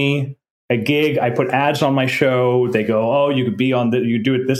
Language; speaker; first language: English; non-native, fluent; French